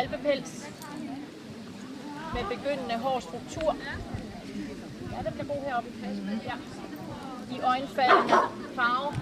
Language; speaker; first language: Danish; native; Danish